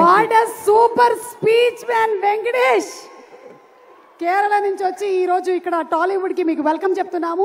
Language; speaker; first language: Telugu; native; Telugu